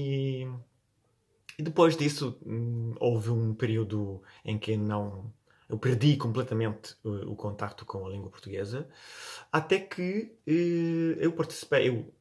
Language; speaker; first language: Portuguese; non-native, fluent; Italian